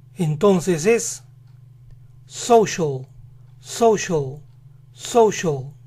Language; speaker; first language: Spanish; native; Spanish